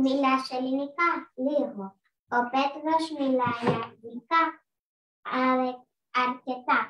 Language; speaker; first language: Greek; non-native, learner; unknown